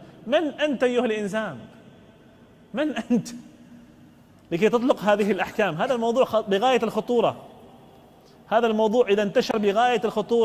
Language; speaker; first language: Arabic; native; Arabic